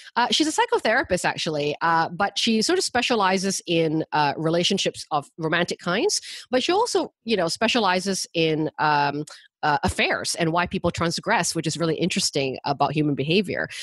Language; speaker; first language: English; native; English